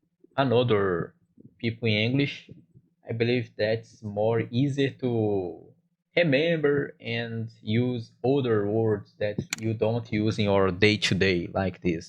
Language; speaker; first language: English; non-native, learner; Portuguese